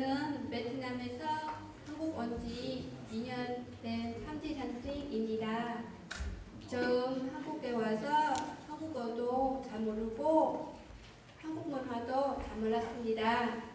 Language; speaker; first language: Korean; non-native, learner; Vietnamese